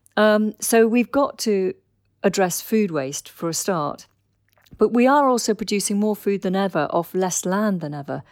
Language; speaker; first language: English; native; English